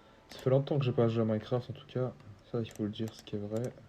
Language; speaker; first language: French; native; French